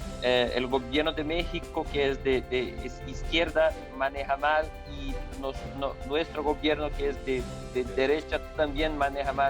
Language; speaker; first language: Spanish; non-native, fluent; Portuguese